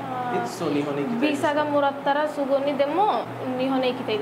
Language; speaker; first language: Japanese; non-native, learner; Bangla